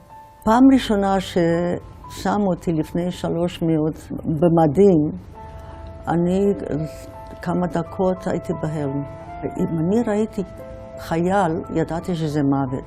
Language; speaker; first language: Hebrew; non-native, fluent; Yiddish